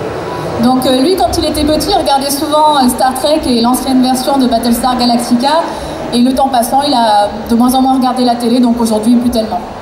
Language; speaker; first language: French; native; French